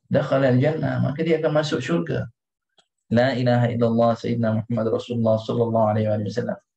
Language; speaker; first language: Malay; non-native, fluent; Arabic